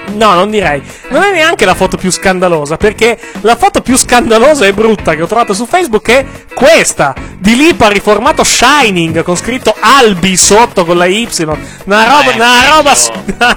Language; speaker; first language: Italian; native; Italian